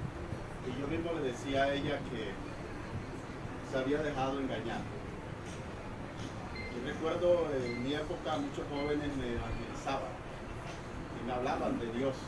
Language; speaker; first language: Spanish; native; Spanish